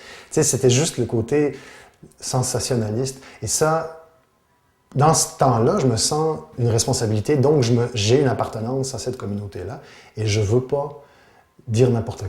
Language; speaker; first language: French; native; French